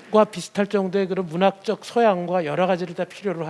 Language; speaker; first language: Korean; native; Korean